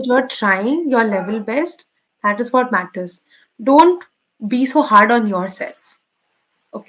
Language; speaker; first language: English; non-native, local second language; Bangla